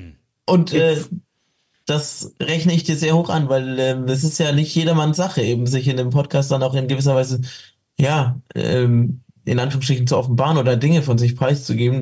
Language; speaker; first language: German; native; German